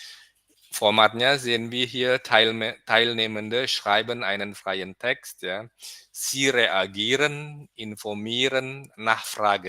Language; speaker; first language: German; non-native, fluent; Indonesian